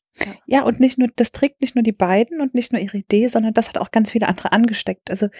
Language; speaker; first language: German; native; German